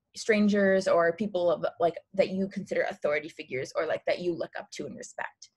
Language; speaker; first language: English; native; English